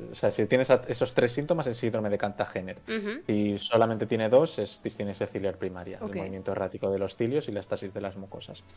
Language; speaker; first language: Spanish; native; Spanish